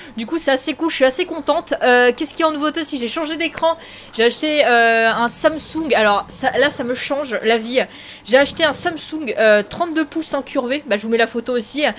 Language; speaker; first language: French; native; French